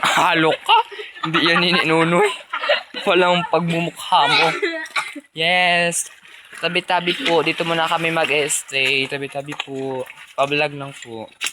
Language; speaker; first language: Filipino; non-native, local second language; Cebuano